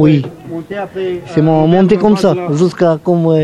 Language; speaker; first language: French; non-native, learner; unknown